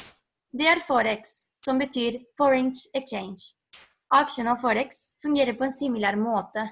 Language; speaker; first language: Norwegian; non-native, fluent; Spanish